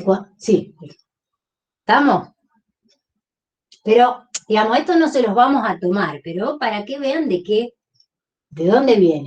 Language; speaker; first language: Spanish; native; Spanish